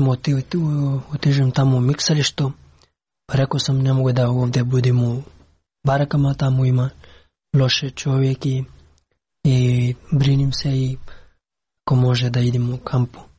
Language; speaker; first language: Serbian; non-native, learner; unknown